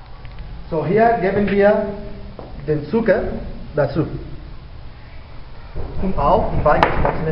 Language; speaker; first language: German; non-native, learner; Spanish